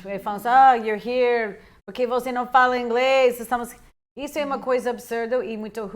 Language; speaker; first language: Portuguese; non-native, fluent; English